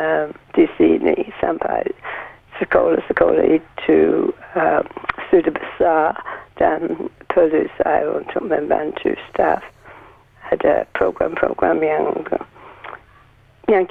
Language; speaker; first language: Indonesian; non-native, learner; English